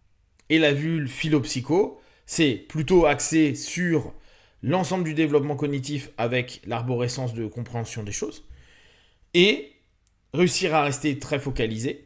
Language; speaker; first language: French; native; French